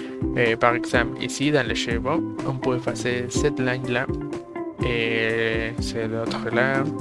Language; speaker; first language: French; non-native, fluent; Spanish